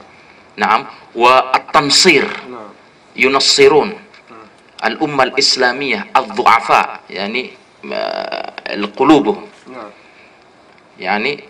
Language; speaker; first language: Arabic; non-native, fluent; Indonesian